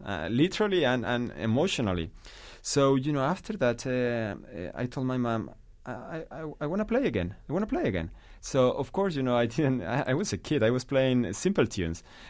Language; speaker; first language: English; non-native, fluent; Spanish